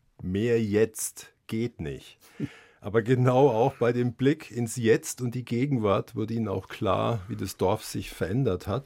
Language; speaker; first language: German; native; German